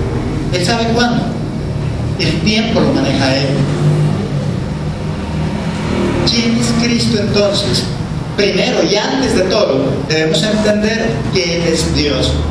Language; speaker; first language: Spanish; native; Spanish